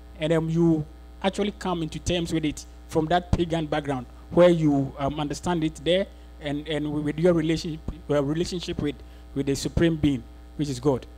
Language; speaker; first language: English; non-native, local second language; Akan